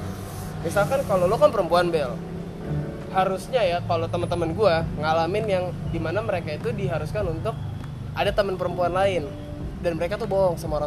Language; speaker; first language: Indonesian; native; Indonesian